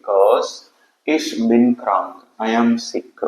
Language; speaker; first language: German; non-native, fluent; Telugu